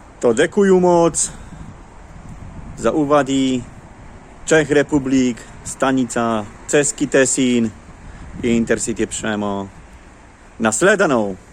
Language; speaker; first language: Polish; native; Polish